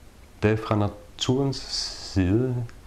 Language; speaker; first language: Danish; non-native, fluent; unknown